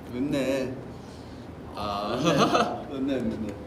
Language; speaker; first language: Korean; native; Korean